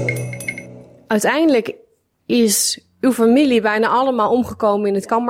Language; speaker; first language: Dutch; native; Dutch